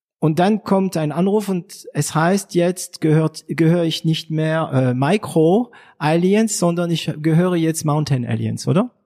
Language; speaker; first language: German; non-native, fluent; French